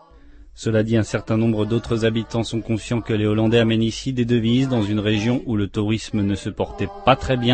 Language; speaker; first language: French; native; French